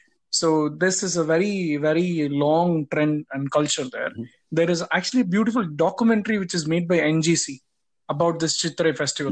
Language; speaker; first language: English; non-native, local second language; Tamil